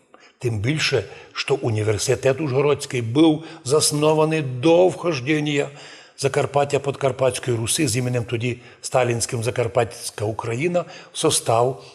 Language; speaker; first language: Ukrainian; non-native, local second language; Rusyn